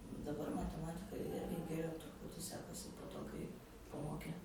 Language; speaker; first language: Lithuanian; non-native, local second language; Polish